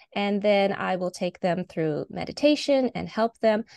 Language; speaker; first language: English; native; English